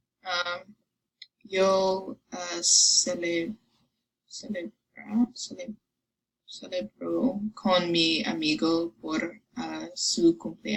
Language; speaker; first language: Spanish; non-native, learner; English